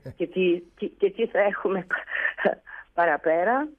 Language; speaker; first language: Greek; early bilingual, heritage; Bulgarian